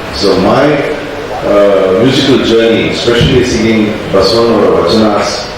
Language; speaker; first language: English; non-native, local second language; Kannada